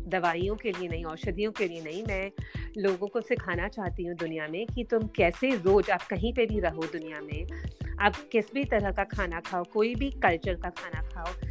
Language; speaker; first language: Hindi; non-native, local second language; Gujarati